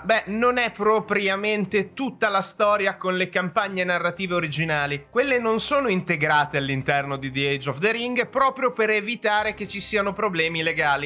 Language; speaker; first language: Italian; native; Italian